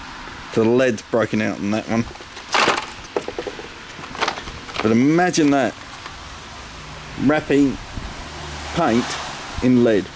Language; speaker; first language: English; native; English